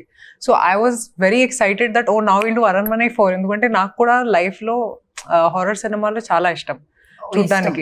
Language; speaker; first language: Telugu; non-native, local second language; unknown